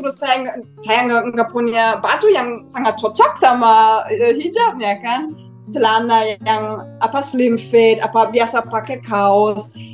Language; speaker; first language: Indonesian; non-native, fluent; German